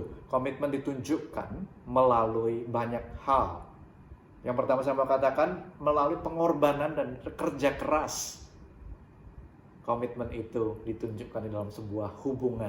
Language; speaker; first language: Indonesian; native; Indonesian